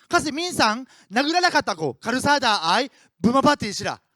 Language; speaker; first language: Filipino; non-native, learner; Japanese